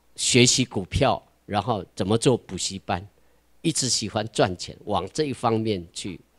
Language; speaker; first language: Chinese; non-native, local second language; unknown